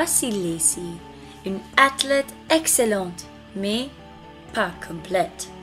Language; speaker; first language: French; non-native, learner; English